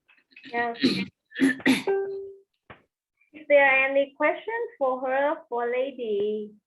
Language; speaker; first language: English; non-native, learner; Vietnamese